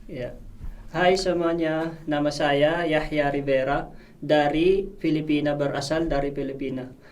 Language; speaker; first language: Indonesian; non-native, fluent; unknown